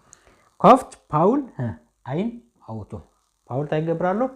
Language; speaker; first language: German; non-native, fluent; Tigrinya